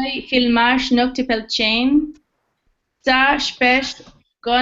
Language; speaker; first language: Albanian; non-native, learner; English